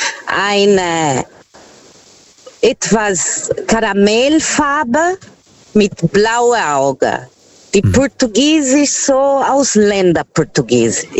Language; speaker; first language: German; non-native, fluent; Portuguese